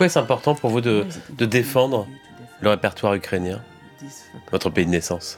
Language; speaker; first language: French; native; French